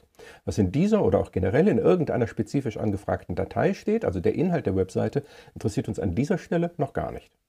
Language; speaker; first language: German; native; German